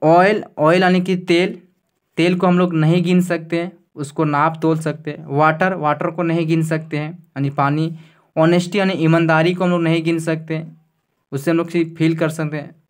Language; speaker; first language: Hindi; native; Hindi